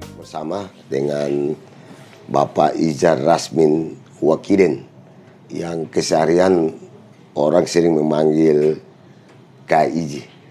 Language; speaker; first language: Indonesian; native; Indonesian